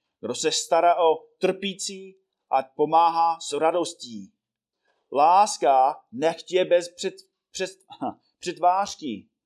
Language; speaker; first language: Czech; non-native, fluent; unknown